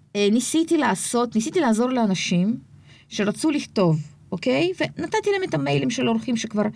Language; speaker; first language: Hebrew; early bilingual, other home language; Russian